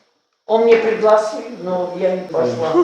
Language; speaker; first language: Russian; non-native, learner; Armenian